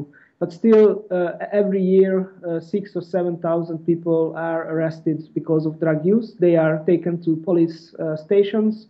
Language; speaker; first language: English; non-native, fluent; Hungarian